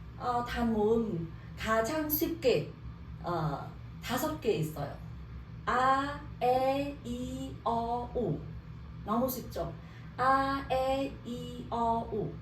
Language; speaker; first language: Korean; non-native, learner; Vietnamese